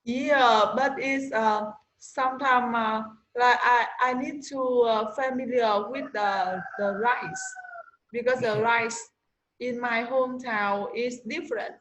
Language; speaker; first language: English; non-native, learner; Vietnamese